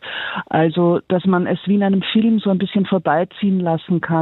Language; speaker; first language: German; native; German